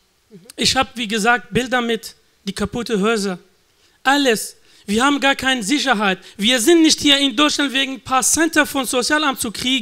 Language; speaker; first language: German; non-native, learner; Kurdish